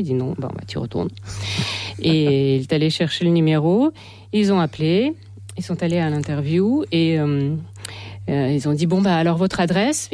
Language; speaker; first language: French; non-native, fluent; Ukrainian